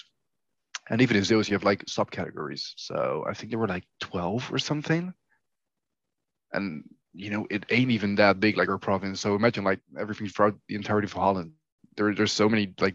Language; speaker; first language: English; non-native, fluent; Dutch